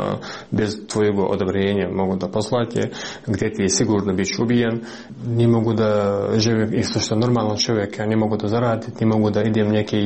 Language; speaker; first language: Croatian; non-native, learner; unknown